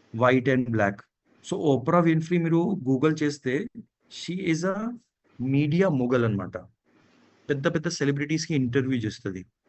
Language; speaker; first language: Telugu; non-native, fluent; Gujarati